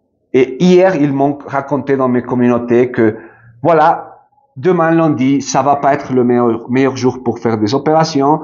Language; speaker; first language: French; non-native, fluent; Spanish